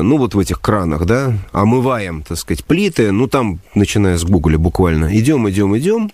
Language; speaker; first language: Russian; native; Russian